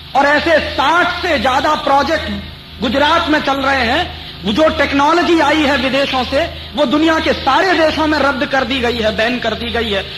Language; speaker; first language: Hindi; native; Hindi